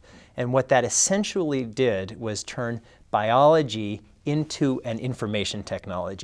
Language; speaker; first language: English; native; English